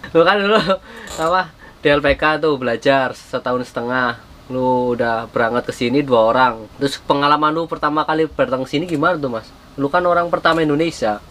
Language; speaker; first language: Indonesian; native; Indonesian